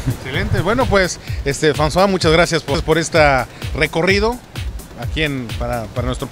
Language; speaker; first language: Spanish; native; Spanish